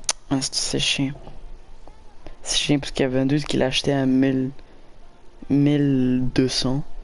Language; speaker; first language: French; native; French